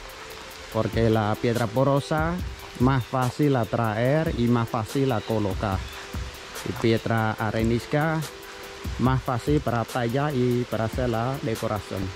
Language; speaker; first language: Spanish; non-native, learner; Khmer